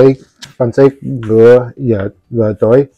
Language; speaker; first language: Vietnamese; non-native, learner; Italian